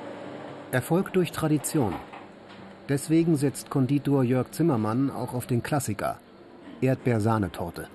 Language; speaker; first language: German; native; German